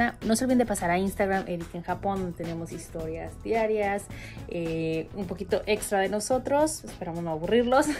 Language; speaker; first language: Spanish; native; Spanish